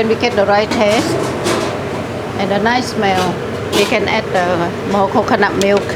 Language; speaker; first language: English; non-native, learner; Thai